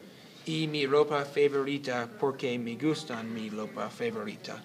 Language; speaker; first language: Spanish; non-native, learner; English